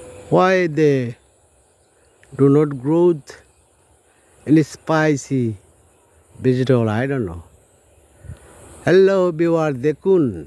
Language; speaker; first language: English; non-native, local second language; Bangla